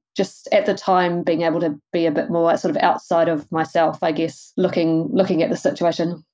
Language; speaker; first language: English; native; English